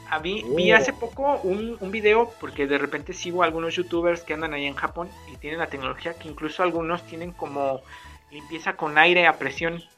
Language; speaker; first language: Spanish; native; Spanish